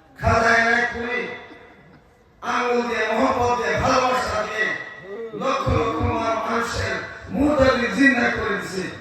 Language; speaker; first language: Bangla; native; Bangla